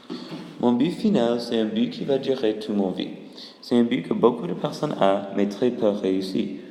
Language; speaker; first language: French; early bilingual, other home language; English